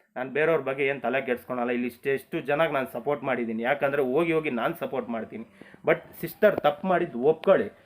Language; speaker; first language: Kannada; non-native, local second language; Marathi